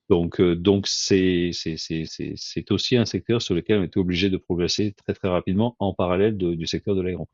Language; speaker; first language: French; native; French